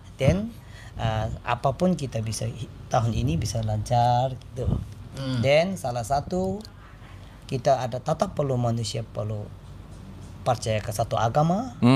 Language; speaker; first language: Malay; non-native, learner; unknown